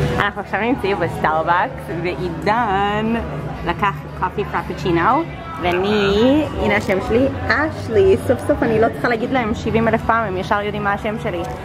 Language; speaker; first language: Hebrew; native; Hebrew